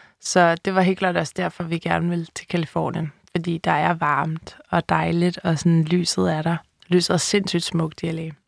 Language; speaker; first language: Danish; native; Danish